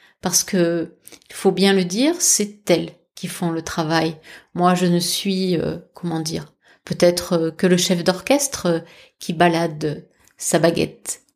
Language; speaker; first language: French; native; French